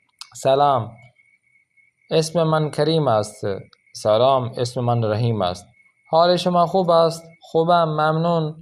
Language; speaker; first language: Persian; non-native, fluent; Urdu